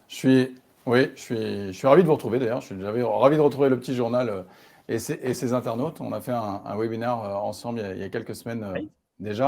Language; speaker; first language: French; native; French